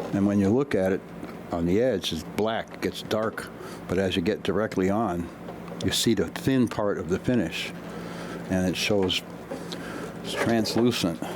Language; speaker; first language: English; native; English